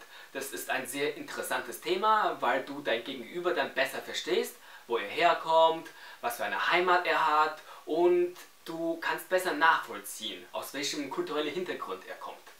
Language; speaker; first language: German; non-native, fluent; Chinese